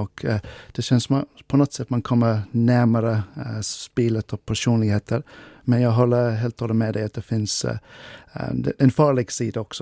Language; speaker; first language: Swedish; non-native, fluent; English